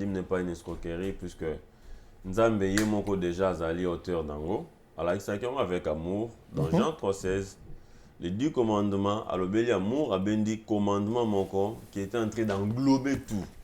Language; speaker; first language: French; non-native, local second language; Lingala